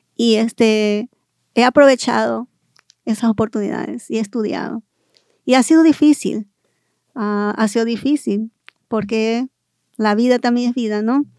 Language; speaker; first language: Spanish; early bilingual, heritage; Spanish